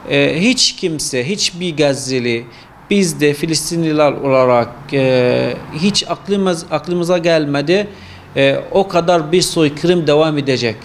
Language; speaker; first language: Turkish; non-native, fluent; Arabic